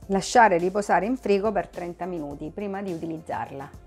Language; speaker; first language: Italian; native; Italian